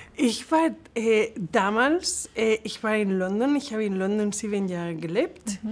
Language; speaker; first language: German; non-native, fluent; Spanish